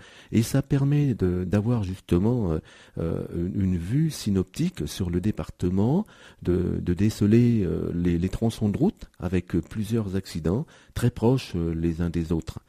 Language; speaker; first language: French; native; French